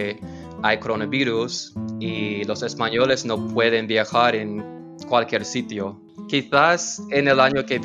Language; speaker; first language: Spanish; non-native, learner; English